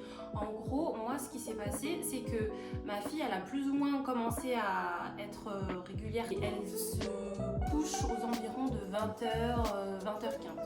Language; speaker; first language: French; native; French